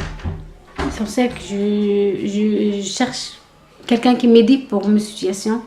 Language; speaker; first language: French; non-native, learner; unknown